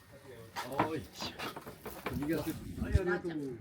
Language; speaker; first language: Japanese; native; Japanese